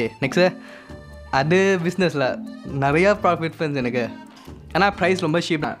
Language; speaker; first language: Tamil; non-native, learner; Thai